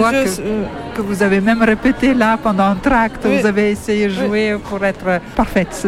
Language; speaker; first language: French; native; French